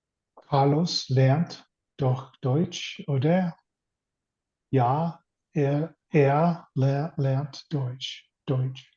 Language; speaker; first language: German; non-native, learner; English